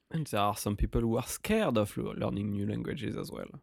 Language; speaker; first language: English; non-native, fluent; French